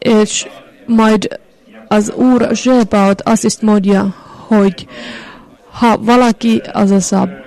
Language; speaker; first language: Hungarian; non-native, fluent; Finnish